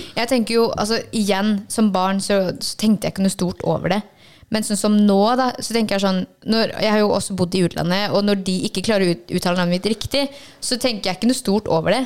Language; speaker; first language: Norwegian; early bilingual, other home language; Hakha Chin